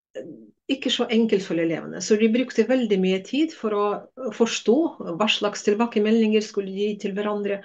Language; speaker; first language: Norwegian; non-native, fluent; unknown